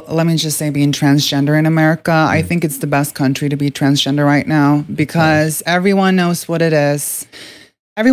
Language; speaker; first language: English; non-native, fluent; Norwegian